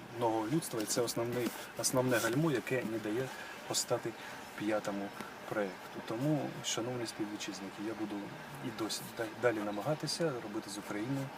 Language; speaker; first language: Ukrainian; non-native, local second language; Russian